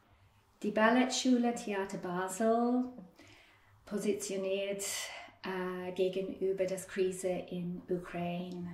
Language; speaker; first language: German; non-native, fluent; English